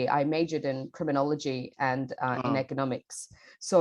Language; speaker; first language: English; non-native, local second language; Bangla